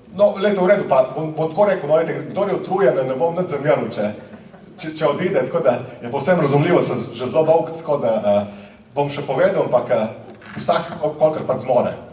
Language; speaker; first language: Slovenian; native; Slovenian